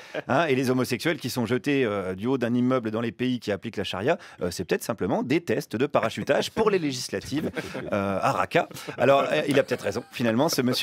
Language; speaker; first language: French; native; French